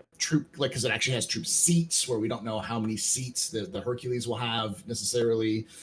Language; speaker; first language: English; native; English